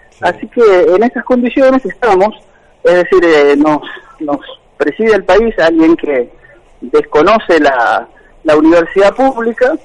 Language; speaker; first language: Spanish; native; Spanish